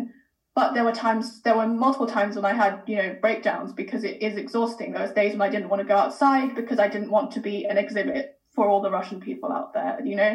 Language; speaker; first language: English; native; English